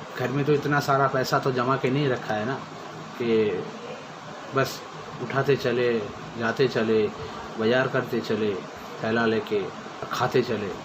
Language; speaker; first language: Hindi; non-native, local second language; Bangla